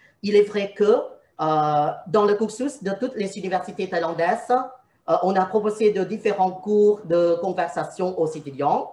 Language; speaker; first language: French; non-native, fluent; Thai